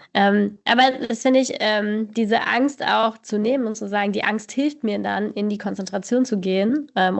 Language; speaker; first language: German; native; German